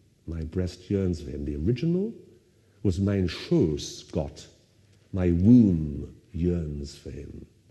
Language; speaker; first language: English; native; English